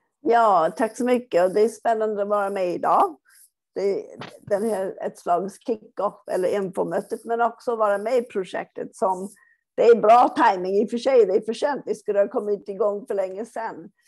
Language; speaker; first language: Swedish; non-native, fluent; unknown